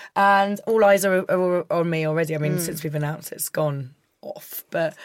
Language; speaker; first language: English; native; English